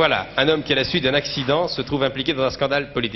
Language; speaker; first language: French; native; French